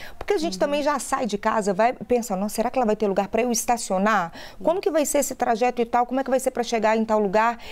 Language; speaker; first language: Portuguese; native; Portuguese